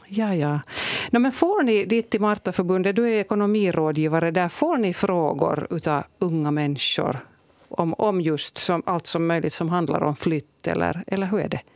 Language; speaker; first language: Swedish; native; Swedish